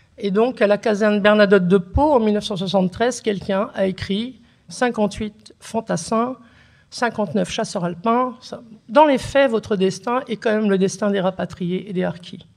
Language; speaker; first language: French; early bilingual, other home language; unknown